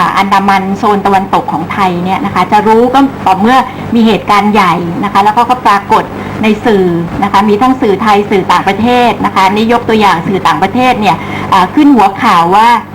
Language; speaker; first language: Thai; native; Thai